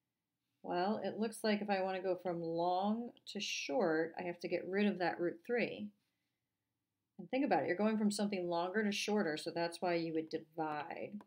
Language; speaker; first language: English; native; English